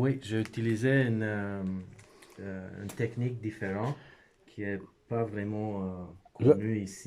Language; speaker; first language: French; non-native, fluent; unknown